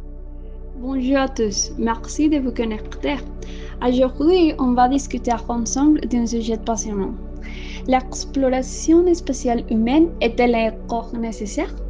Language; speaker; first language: French; non-native, fluent; Spanish